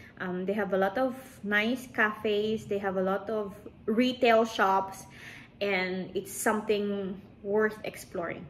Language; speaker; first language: English; non-native, local second language; Hiligaynon